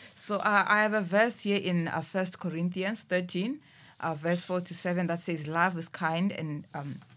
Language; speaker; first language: English; non-native, local second language; Venda